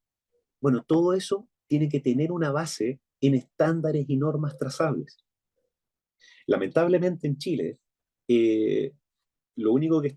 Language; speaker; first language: Spanish; native; Spanish